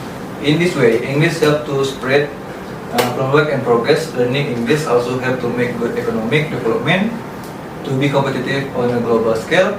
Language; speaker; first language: English; non-native, learner; Indonesian